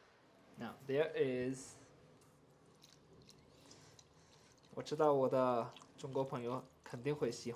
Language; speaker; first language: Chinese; non-native, fluent; Urdu